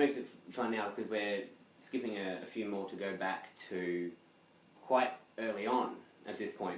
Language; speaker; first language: English; native; English